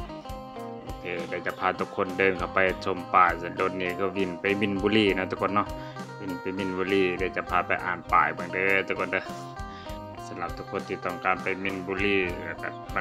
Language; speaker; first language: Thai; non-native, local second language; Lao